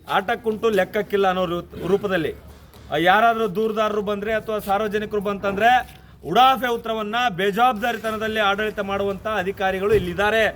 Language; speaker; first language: Kannada; native; Kannada